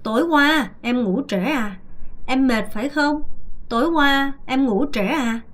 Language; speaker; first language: Vietnamese; non-native, fluent; Korean